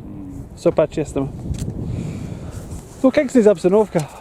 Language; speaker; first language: Russian; non-native, fluent; English